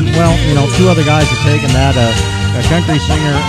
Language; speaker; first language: English; native; English